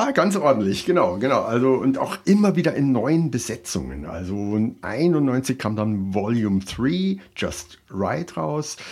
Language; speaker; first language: German; native; German